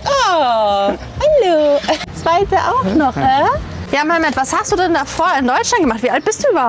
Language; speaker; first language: German; native; German